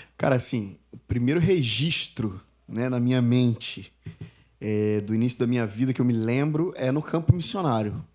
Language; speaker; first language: Portuguese; early bilingual, other home language; Spanish